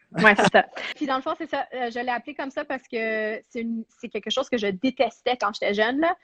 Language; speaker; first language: French; native; French